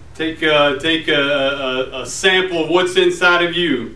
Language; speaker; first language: English; native; English